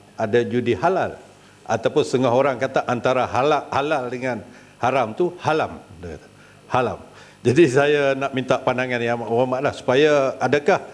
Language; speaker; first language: Malay; native; Malay